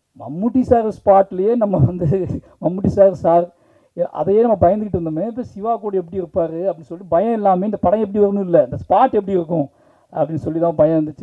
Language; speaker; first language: Tamil; native; Tamil